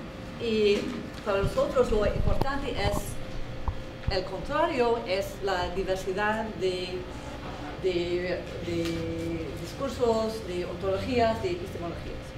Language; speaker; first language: Spanish; non-native, fluent; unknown